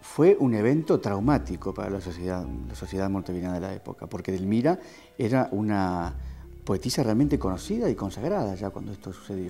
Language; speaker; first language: Spanish; native; Spanish